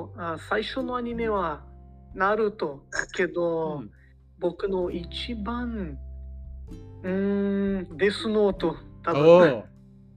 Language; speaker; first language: Japanese; non-native, learner; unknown